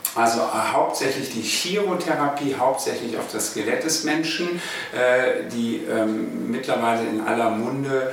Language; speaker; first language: German; native; German